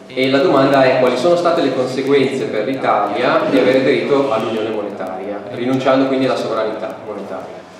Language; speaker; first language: Italian; native; Italian